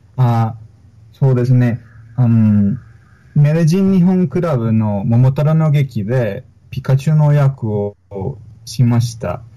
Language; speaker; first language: Japanese; non-native, learner; Spanish